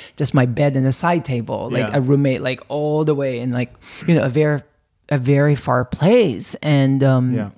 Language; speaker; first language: English; non-native, local second language; Filipino